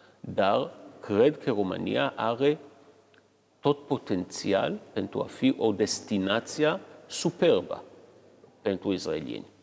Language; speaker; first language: Romanian; early bilingual, heritage; Hebrew